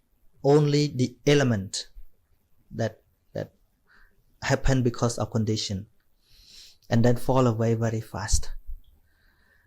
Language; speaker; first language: English; non-native, learner; Khmer